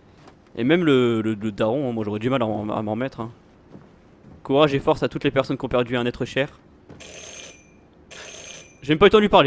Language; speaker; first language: French; native; French